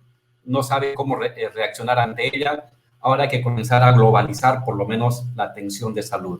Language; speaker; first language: Spanish; native; Spanish